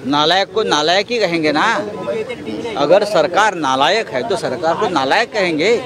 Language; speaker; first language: Hindi; non-native, local second language; Marathi